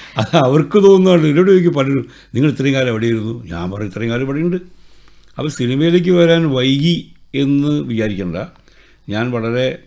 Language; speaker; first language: Malayalam; native; Malayalam